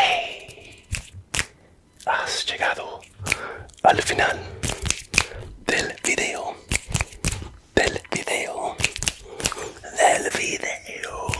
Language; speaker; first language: Spanish; non-native, fluent; English